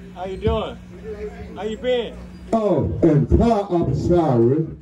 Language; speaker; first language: English; native; English